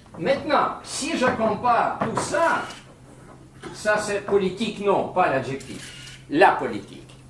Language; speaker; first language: French; non-native, fluent; Russian